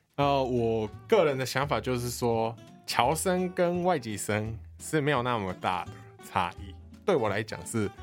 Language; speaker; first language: Chinese; non-native, fluent; Japanese